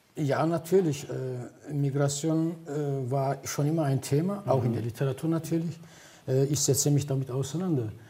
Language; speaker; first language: German; non-native, fluent; Turkish